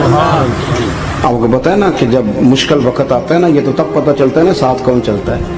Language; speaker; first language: Urdu; non-native, local second language; Punjabi